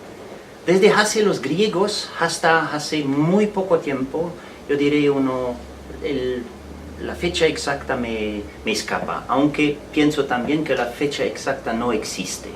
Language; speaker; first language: Spanish; non-native, fluent; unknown